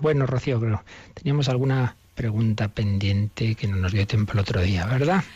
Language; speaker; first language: Spanish; native; Spanish